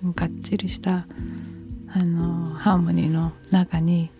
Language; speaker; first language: Japanese; early bilingual, heritage; Japanese